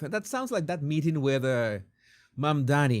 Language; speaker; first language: English; non-native, fluent; Spanish